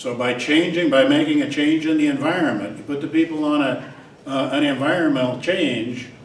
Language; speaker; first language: English; native; English